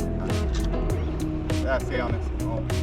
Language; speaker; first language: Swedish; non-native, learner; Vietnamese